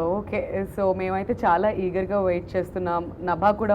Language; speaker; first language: Telugu; native; Telugu